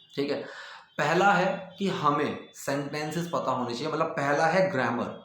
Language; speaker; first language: Hindi; native; Hindi